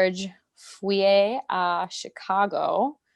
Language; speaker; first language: Spanish; non-native, learner; English